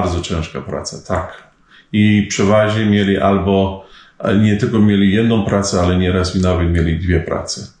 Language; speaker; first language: Polish; early bilingual, heritage; Polish